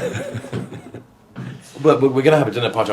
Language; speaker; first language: English; native; English